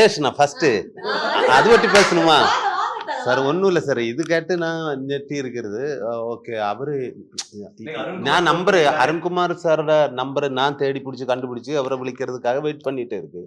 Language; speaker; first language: Tamil; non-native, learner; Malayalam